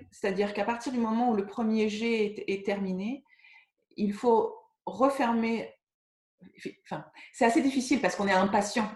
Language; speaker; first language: French; native; French